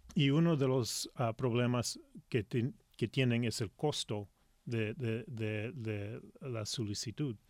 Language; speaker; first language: Spanish; early bilingual, heritage; Spanish